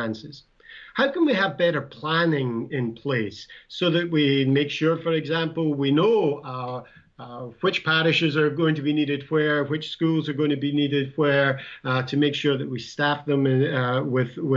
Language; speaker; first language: English; native; English